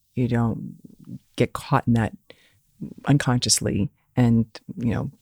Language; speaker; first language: English; native; English